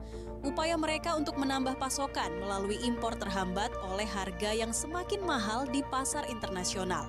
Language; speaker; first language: Indonesian; native; Indonesian